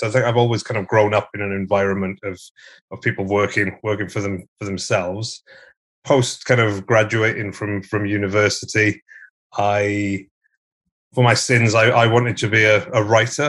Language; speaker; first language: English; native; English